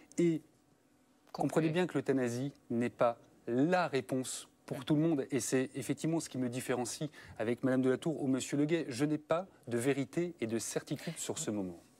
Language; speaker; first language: French; native; French